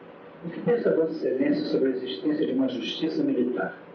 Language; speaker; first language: Portuguese; native; Portuguese